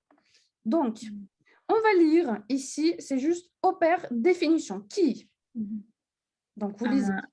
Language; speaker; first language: French; non-native, fluent; Russian